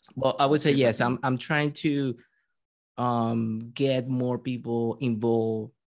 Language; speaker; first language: English; non-native, fluent; Spanish